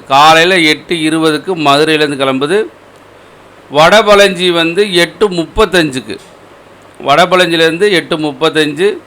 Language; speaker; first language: Tamil; native; Tamil